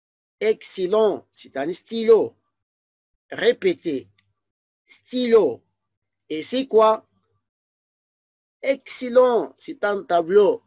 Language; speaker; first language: French; non-native, fluent; Arabic